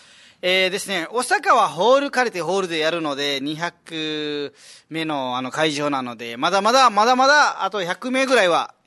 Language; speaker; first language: Japanese; native; Japanese